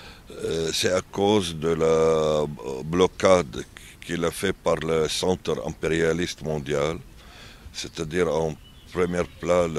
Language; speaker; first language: French; non-native, learner; Arabic